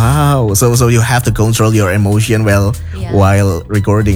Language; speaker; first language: English; non-native, learner; Indonesian